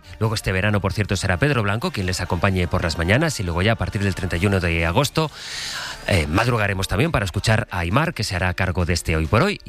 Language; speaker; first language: Spanish; native; Spanish